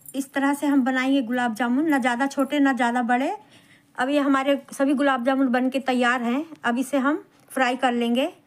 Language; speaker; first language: Hindi; native; Hindi